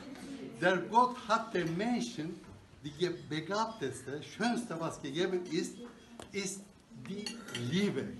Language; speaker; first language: German; non-native, fluent; Albanian